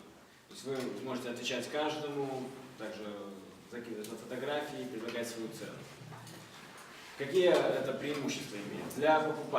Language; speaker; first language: Russian; native; Russian